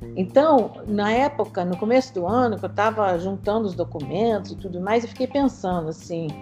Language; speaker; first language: Portuguese; non-native, fluent; English